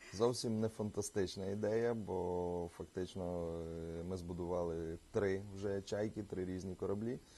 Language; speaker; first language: Ukrainian; native; Ukrainian